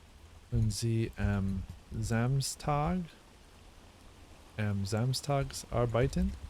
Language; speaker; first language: German; non-native, learner; English